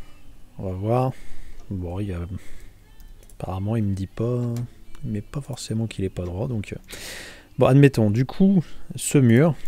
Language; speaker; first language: French; native; French